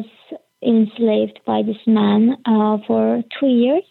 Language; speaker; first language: English; early bilingual, other home language; Korean